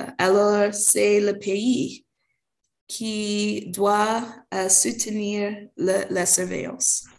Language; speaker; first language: French; non-native, fluent; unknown